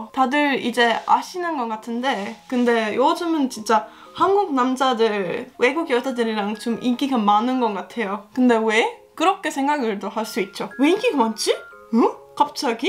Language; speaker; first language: Korean; non-native, fluent; Estonian